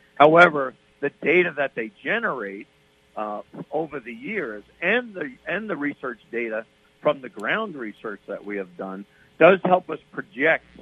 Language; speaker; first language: English; native; English